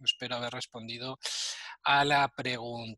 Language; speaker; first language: Spanish; native; Spanish